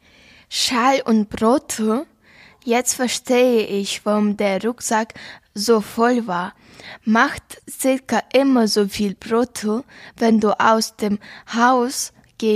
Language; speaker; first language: German; non-native, learner; Ukrainian